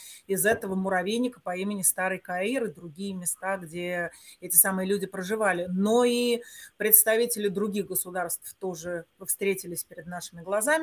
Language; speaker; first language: Russian; native; Russian